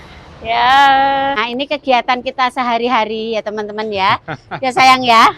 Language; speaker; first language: Indonesian; native; Indonesian